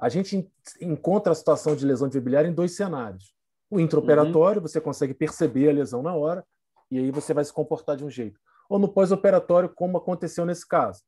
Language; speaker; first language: Portuguese; native; Portuguese